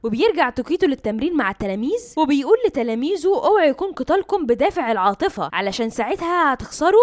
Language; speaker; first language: Arabic; native; Arabic